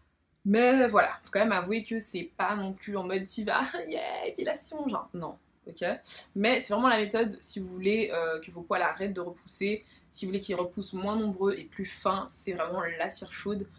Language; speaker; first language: French; native; French